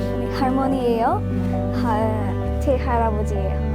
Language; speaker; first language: Korean; non-native, learner; Amharic